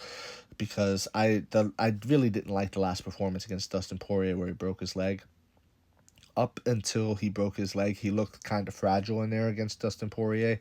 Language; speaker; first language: English; native; English